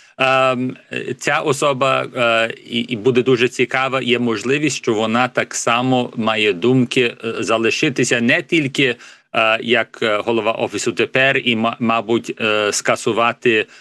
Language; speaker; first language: Ukrainian; early bilingual, heritage; English